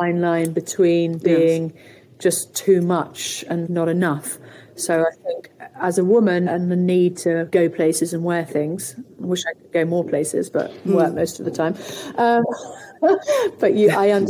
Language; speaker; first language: English; native; English